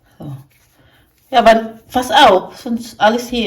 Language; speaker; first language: German; non-native, learner; Cebuano